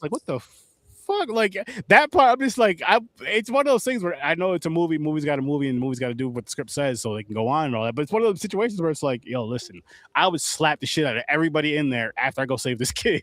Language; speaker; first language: English; native; English